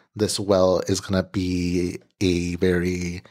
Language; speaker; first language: English; native; English